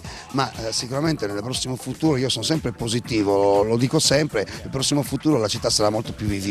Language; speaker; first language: Italian; native; Italian